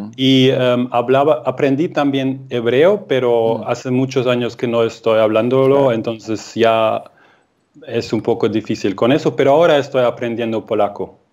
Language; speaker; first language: Spanish; non-native, fluent; Russian